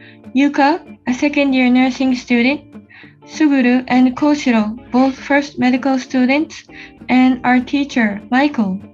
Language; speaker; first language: English; non-native, learner; Japanese